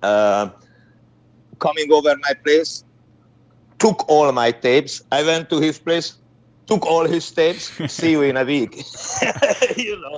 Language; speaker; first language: English; non-native, fluent; Hungarian